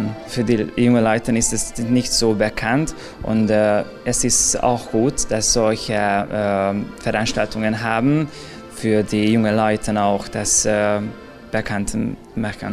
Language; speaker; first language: German; non-native, local second language; Hungarian